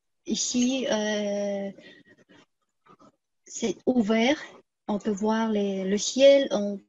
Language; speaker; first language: French; non-native, fluent; Tuvinian